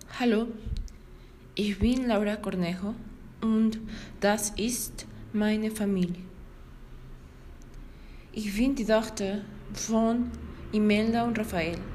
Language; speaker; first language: German; non-native, learner; Spanish